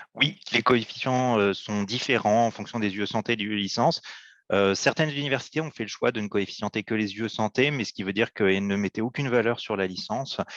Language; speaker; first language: French; native; French